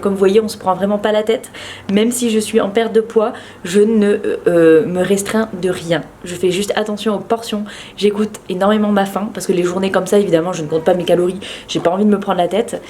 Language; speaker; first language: French; native; French